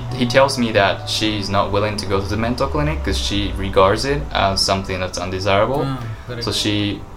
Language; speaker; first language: English; non-native, fluent; Japanese